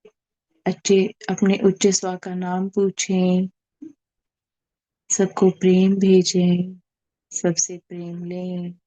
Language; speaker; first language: Hindi; native; Hindi